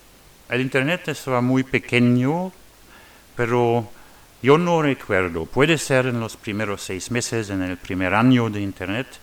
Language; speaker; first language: Spanish; non-native, learner; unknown